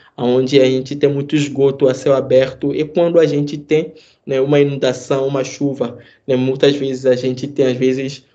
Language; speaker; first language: Portuguese; non-native, fluent; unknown